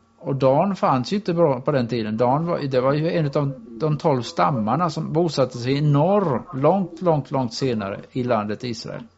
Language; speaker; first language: Swedish; native; Swedish